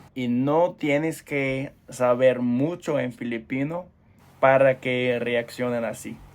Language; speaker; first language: Spanish; non-native, fluent; English